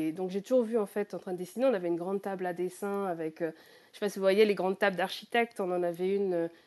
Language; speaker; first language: French; native; French